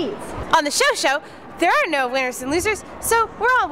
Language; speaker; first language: English; native; English